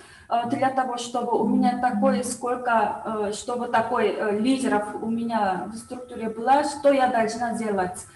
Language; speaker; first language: Russian; non-native, learner; Korean